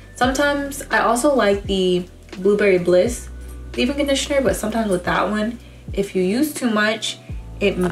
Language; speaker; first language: English; native; English